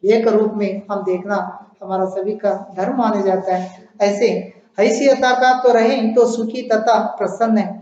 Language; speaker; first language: Hindi; non-native, local second language; Kannada